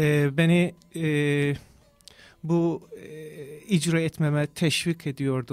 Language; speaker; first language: Turkish; non-native, fluent; Persian